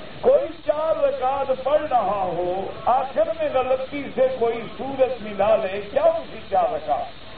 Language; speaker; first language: Urdu; early bilingual, heritage; Urdu